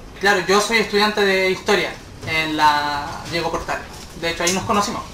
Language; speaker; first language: Spanish; native; Spanish